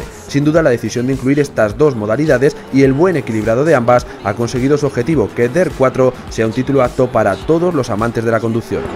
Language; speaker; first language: Spanish; native; Spanish